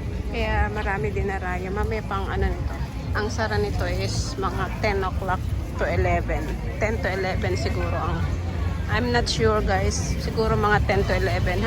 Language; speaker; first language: Filipino; native; Filipino